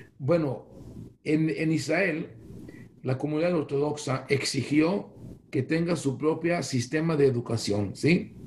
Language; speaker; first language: Spanish; non-native, fluent; Hebrew